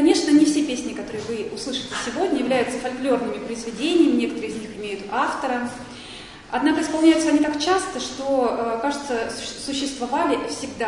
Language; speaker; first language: Russian; native; Russian